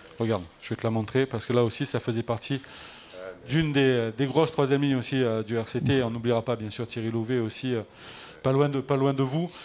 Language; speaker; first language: French; native; French